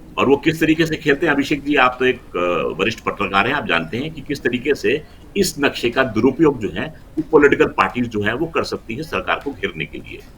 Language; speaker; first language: Hindi; non-native, local second language; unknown